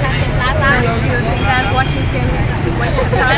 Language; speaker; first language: English; non-native, learner; Vietnamese